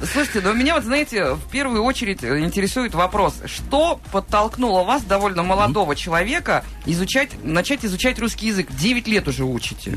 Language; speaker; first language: Russian; native; Russian